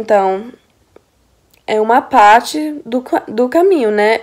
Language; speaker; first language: Portuguese; non-native, fluent; English